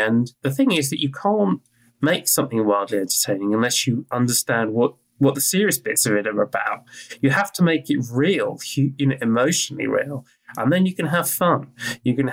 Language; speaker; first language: English; native; English